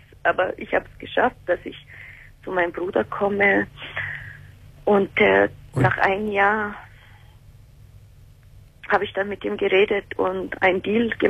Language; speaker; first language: German; early bilingual, other home language; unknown